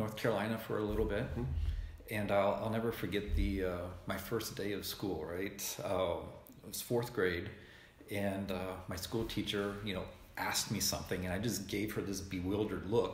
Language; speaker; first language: English; native; English